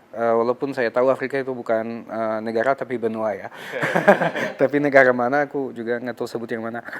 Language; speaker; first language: Indonesian; non-native, fluent; French